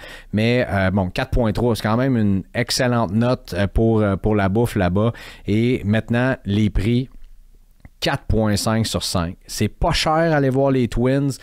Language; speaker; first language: French; native; French